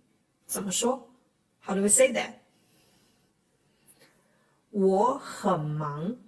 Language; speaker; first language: Chinese; non-native, fluent; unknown